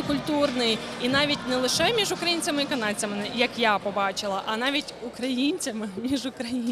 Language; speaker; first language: Ukrainian; native; Ukrainian